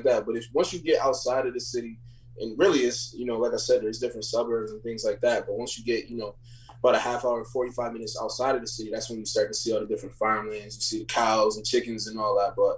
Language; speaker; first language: English; native; English